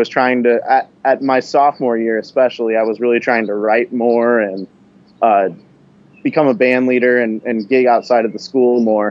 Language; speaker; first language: English; native; English